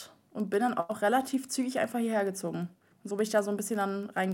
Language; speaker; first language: German; native; German